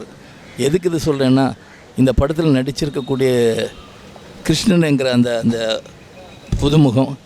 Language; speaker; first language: Tamil; native; Tamil